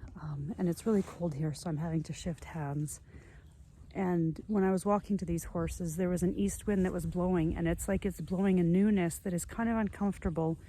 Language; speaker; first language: English; native; English